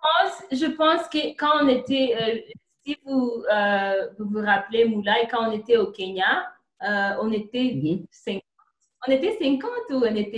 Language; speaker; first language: French; non-native, fluent; Kinyarwanda